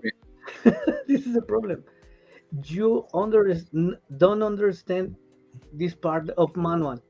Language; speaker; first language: English; non-native, learner; Spanish